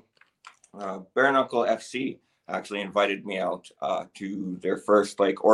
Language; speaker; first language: English; native; English